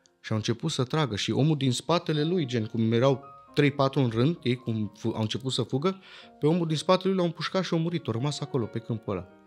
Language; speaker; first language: Romanian; early bilingual, heritage; Romanian